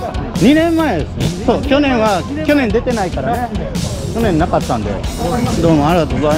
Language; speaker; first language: Japanese; native; Japanese